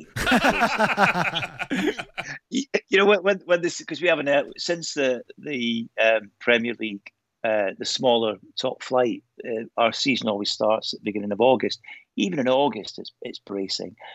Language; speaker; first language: English; native; English